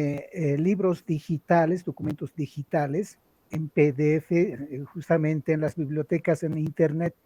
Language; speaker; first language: Spanish; non-native, local second language; Aymara